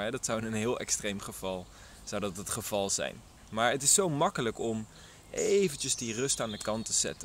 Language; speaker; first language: Dutch; native; Dutch